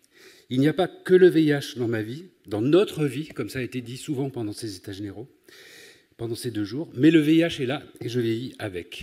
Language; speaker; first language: French; native; French